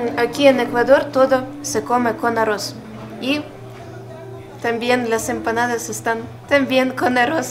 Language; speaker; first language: Spanish; non-native, fluent; Ukrainian